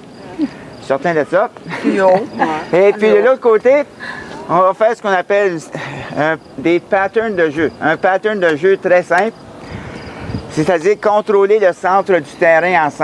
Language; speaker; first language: French; native; French